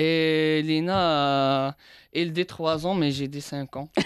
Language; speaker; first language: French; non-native, local second language; Arabic